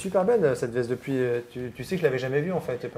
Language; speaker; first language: French; native; French